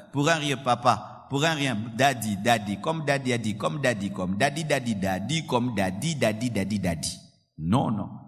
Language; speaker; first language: French; non-native, local second language; Lingala